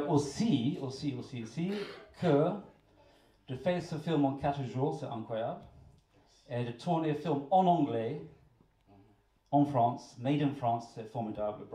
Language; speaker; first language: French; native; French